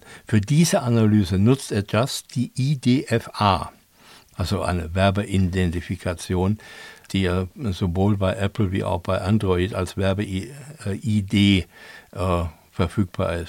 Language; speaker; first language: German; native; German